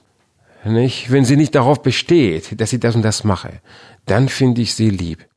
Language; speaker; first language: German; non-native, fluent; Persian